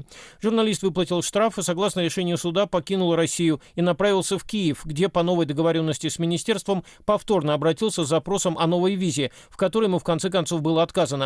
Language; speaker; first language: Russian; native; Russian